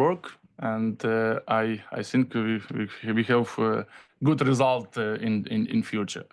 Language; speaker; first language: English; non-native, learner; Ukrainian